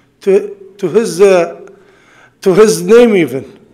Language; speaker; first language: English; non-native, learner; Arabic